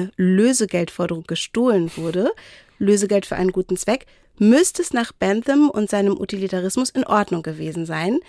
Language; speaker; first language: German; native; German